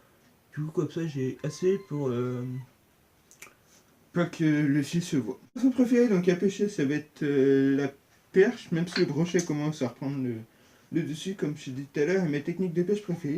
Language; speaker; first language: French; native; French